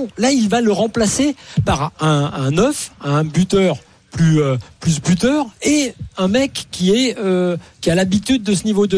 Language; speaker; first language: French; native; French